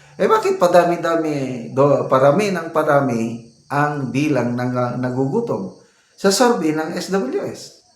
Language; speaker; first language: Filipino; non-native, local second language; Cebuano